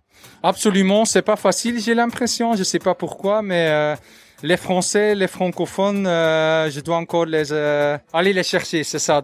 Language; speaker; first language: French; non-native, local second language; Dutch